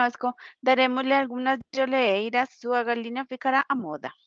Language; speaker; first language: Portuguese; non-native, fluent; Spanish